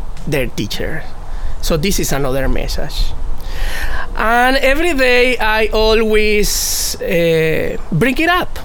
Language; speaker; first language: English; non-native, fluent; Spanish